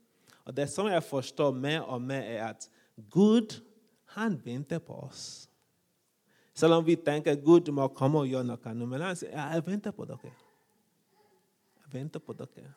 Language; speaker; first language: Norwegian; non-native, fluent; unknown